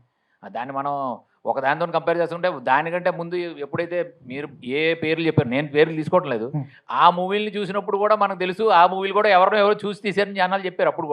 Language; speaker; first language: Telugu; native; Telugu